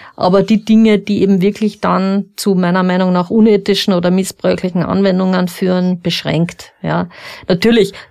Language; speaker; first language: German; native; German